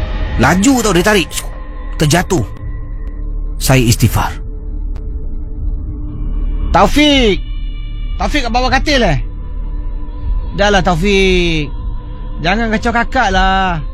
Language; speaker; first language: Malay; native; Malay